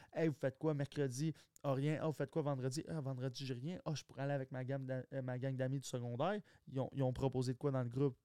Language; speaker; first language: French; native; French